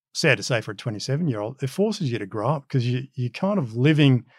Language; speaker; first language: English; early bilingual, other home language; Macedonian